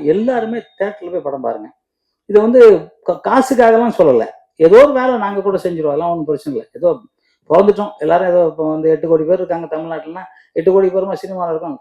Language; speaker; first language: Tamil; native; Tamil